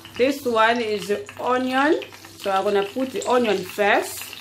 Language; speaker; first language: English; non-native, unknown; Lingala